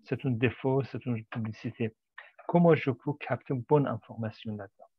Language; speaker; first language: French; non-native, fluent; Persian